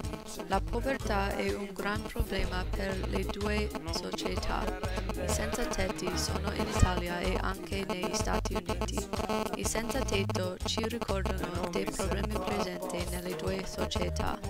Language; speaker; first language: Italian; non-native, learner; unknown